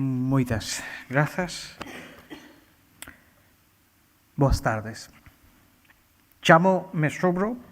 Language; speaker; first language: Galician; non-native, learner; Bangla